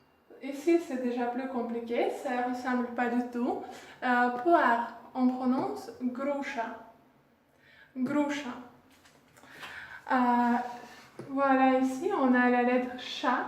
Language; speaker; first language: French; non-native, fluent; Russian